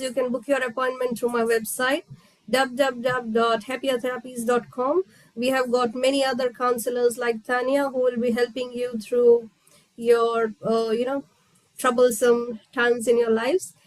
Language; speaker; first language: English; non-native, local second language; Hindi